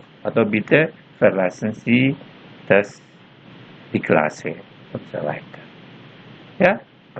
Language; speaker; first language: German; non-native, fluent; Indonesian